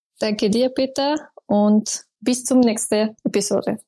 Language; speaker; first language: German; non-native, fluent; Persian